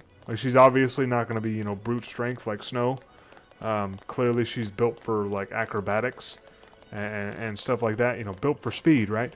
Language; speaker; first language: English; native; English